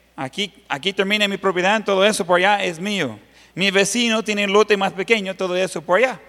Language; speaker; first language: Spanish; non-native, fluent; English